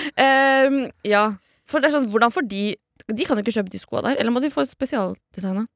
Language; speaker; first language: Norwegian; early bilingual, other home language; Kurdish